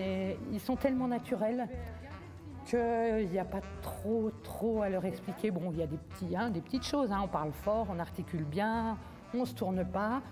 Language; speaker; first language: French; native; French